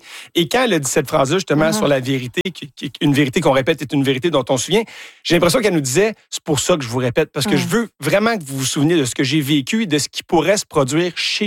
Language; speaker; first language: French; native; French